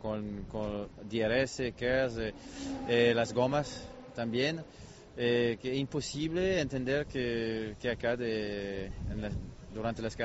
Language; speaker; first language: Spanish; non-native, learner; French